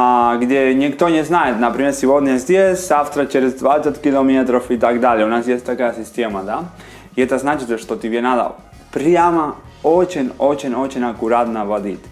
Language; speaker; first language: Russian; non-native, fluent; Spanish